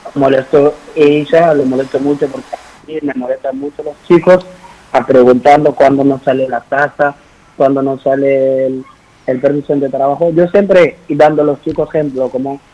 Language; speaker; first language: Spanish; non-native, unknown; Wolof